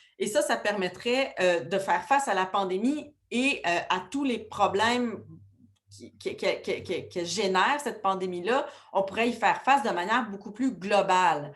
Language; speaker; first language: French; native; French